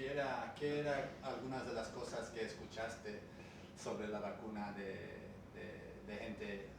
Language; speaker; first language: Spanish; early bilingual, heritage; English